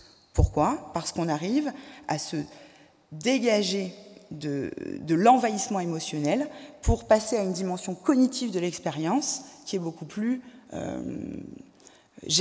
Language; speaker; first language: French; native; French